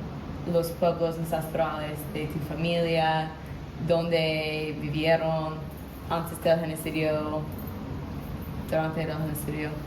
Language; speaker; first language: Spanish; non-native, learner; English